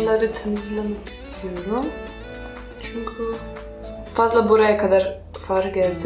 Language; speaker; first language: Turkish; non-native, fluent; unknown